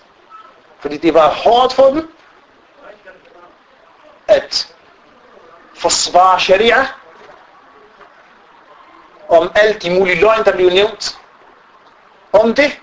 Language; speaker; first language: Danish; non-native, fluent; Arabic